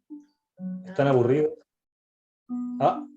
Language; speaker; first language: Spanish; native; Spanish